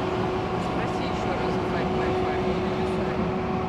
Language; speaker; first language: Russian; native; Russian